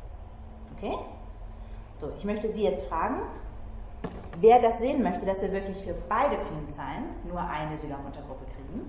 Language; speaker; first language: German; native; German